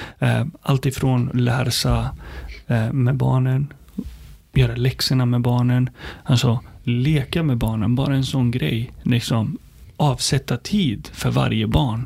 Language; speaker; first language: Swedish; early bilingual, other home language; Arabic